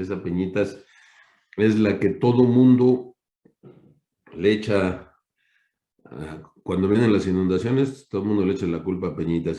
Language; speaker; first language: Spanish; native; Spanish